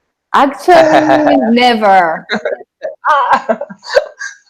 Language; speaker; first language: English; non-native, fluent; Japanese